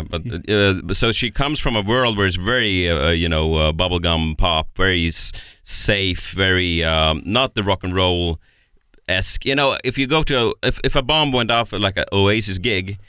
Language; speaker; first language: English; non-native, fluent; Swedish